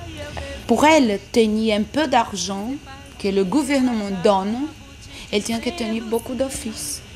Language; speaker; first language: French; non-native, learner; Portuguese